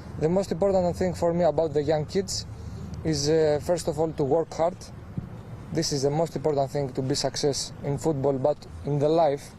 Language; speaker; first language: English; non-native, fluent; Greek